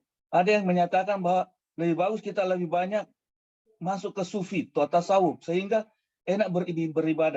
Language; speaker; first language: Indonesian; native; Indonesian